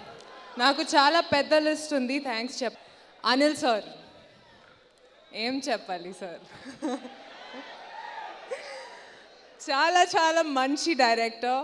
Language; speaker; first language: Telugu; non-native, learner; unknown